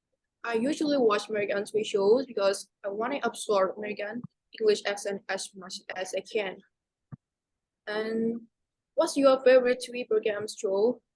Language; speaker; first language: English; non-native, learner; Thai